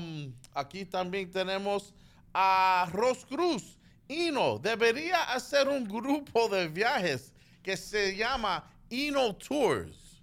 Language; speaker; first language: Spanish; early bilingual, other home language; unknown